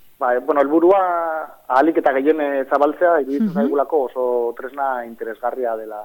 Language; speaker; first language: Basque; native; Basque